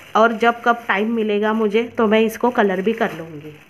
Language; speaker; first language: Hindi; non-native, local second language; Marathi